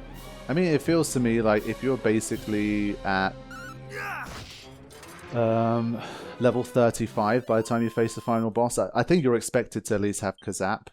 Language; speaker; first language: English; native; English